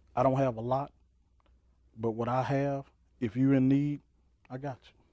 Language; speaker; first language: English; native; English